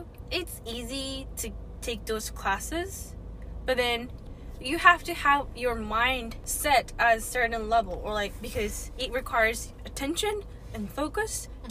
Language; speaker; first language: English; non-native, fluent; Japanese